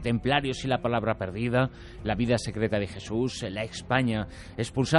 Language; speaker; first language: Spanish; native; Spanish